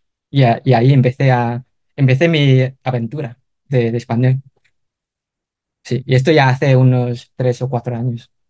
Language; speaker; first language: Spanish; non-native, fluent; Cantonese